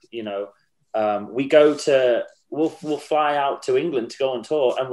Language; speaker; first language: English; native; English